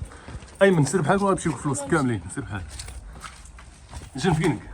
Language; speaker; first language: Arabic; native; Arabic